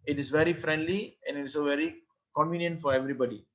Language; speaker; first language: English; non-native, local second language; Tamil